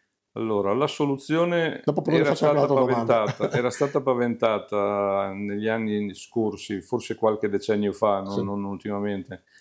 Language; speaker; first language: Italian; native; Italian